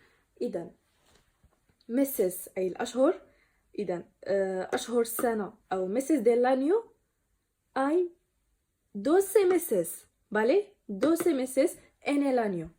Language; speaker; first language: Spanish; non-native, learner; Arabic